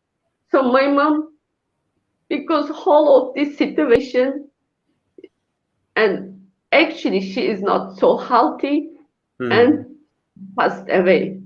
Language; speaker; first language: English; non-native, learner; Uyghur